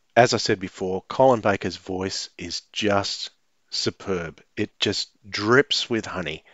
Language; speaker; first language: English; native; English